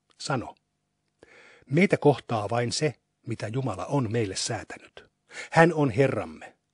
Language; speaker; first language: Finnish; native; Finnish